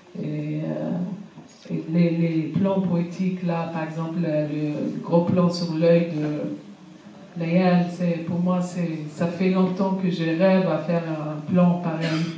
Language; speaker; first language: French; non-native, fluent; Arabic